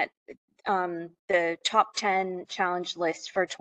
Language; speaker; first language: English; native; English